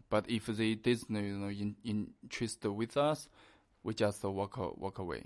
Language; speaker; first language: English; non-native, learner; Chinese